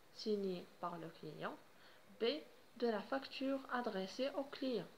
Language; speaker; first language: French; non-native, local second language; Arabic